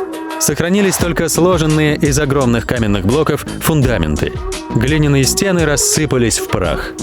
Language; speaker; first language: Russian; native; Russian